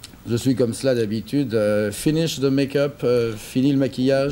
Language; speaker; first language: French; native; French